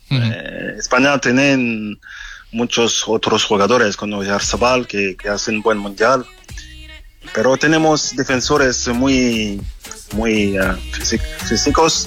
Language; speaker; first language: Spanish; non-native, fluent; French